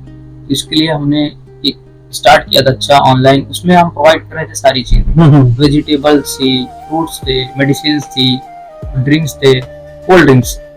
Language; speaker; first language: Hindi; native; Hindi